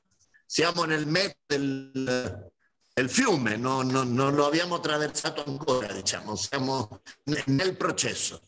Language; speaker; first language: Italian; non-native, fluent; Spanish